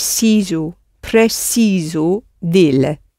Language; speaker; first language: Portuguese; non-native, learner; English